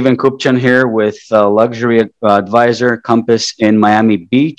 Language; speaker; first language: English; native; English